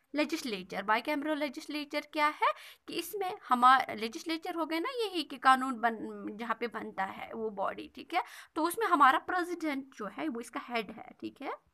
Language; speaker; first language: Hindi; non-native, local second language; Kashmiri